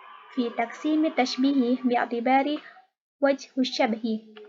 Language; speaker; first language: Arabic; non-native, learner; Indonesian